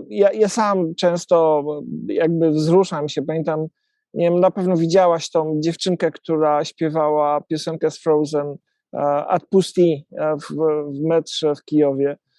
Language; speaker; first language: Polish; native; Polish